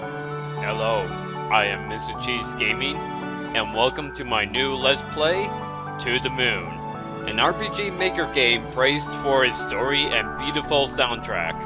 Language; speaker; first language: English; native; English